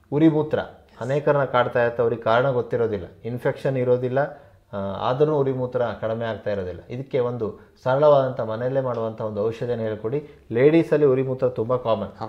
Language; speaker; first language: Kannada; native; Kannada